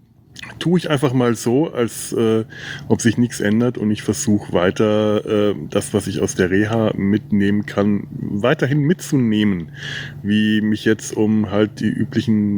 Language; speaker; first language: German; native; German